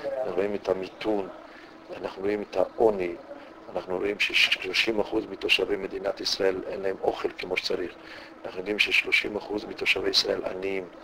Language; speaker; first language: Hebrew; early bilingual, other home language; Romanian